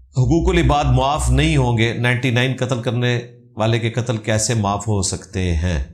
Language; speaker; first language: Urdu; non-native, local second language; Punjabi